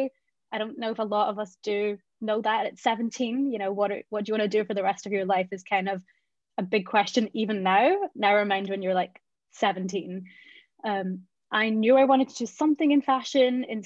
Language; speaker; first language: English; native; English